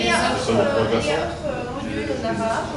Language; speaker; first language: French; non-native, learner; Arabic